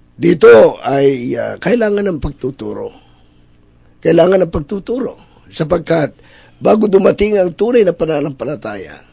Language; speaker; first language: Filipino; non-native, local second language; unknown